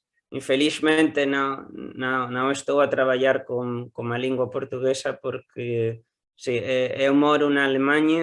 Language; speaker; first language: Portuguese; non-native, learner; Spanish